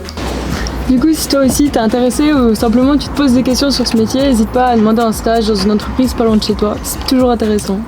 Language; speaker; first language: French; native; French